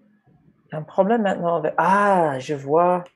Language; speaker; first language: French; non-native, fluent; English